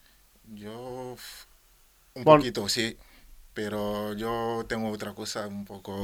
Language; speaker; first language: Spanish; non-native, learner; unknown